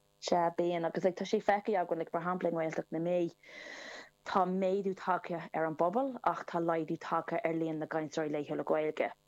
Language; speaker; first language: Irish; non-native, local second language; English